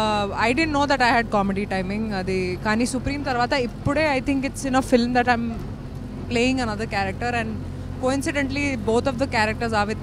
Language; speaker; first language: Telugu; non-native, fluent; Hindi